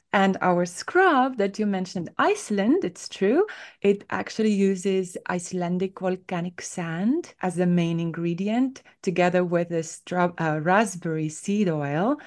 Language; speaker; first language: English; non-native, fluent; Estonian